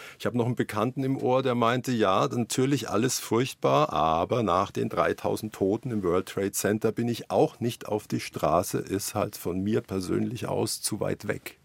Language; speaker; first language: German; native; German